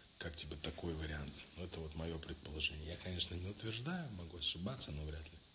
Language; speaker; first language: Russian; early bilingual, heritage; Russian